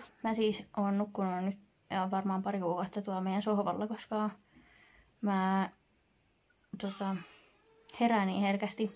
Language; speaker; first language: Finnish; native; Finnish